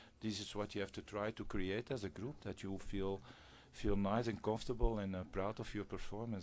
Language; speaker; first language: English; non-native, fluent; Dutch